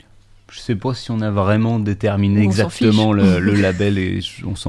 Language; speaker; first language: French; native; French